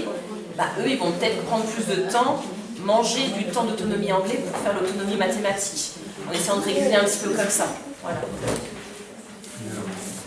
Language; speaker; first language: French; native; French